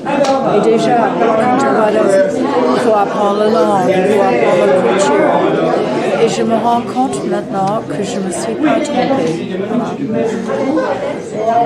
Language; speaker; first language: French; non-native, fluent; English